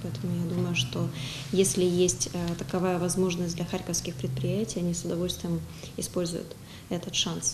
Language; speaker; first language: Russian; native; Russian